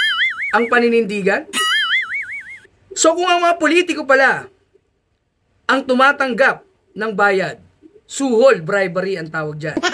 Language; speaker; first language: Filipino; native; Filipino